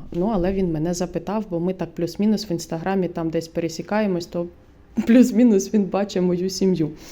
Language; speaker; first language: Ukrainian; native; Ukrainian